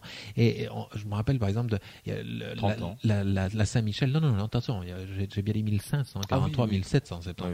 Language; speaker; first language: French; native; French